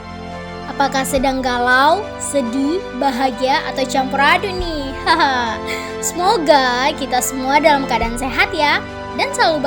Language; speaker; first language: Indonesian; native; Indonesian